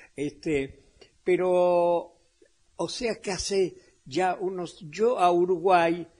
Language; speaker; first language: Spanish; native; Spanish